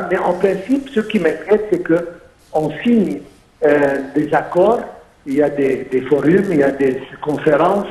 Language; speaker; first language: French; non-native, fluent; Arabic